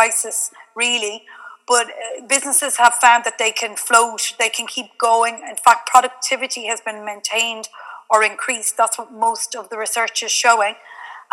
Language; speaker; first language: English; native; English